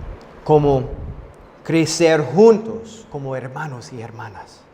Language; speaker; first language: Spanish; non-native, fluent; English